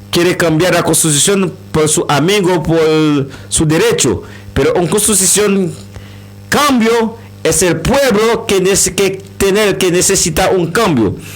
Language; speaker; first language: Spanish; non-native, learner; Haitian Creole